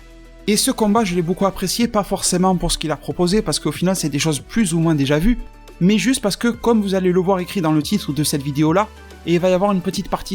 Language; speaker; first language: French; native; French